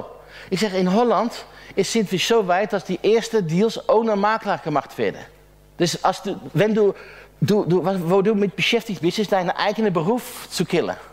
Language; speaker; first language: German; non-native, learner; Dutch